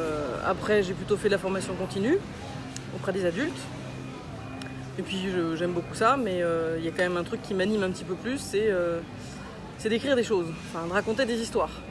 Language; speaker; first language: French; native; French